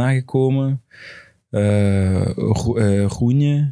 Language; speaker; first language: Dutch; non-native, fluent; Portuguese